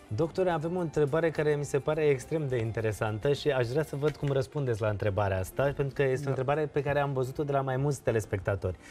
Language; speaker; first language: Romanian; native; Romanian